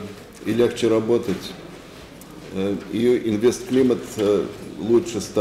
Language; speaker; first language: Russian; non-native, fluent; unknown